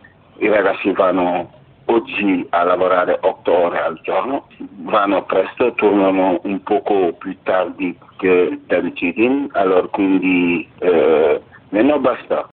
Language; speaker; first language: Italian; non-native, fluent; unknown